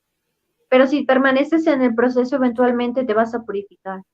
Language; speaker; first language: Spanish; native; Spanish